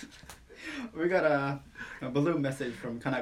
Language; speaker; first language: English; non-native, fluent; Japanese